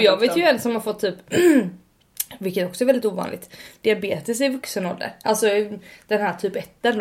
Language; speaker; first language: Swedish; native; Swedish